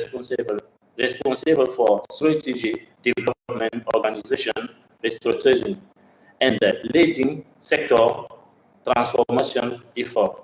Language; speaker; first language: English; non-native, learner; French